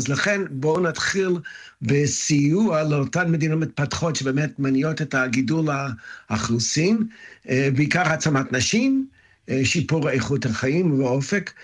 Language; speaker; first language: Hebrew; non-native, fluent; English